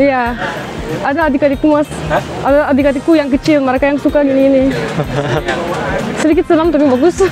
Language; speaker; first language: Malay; non-native, fluent; Turkish